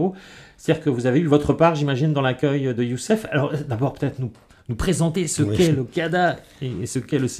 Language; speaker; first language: French; native; French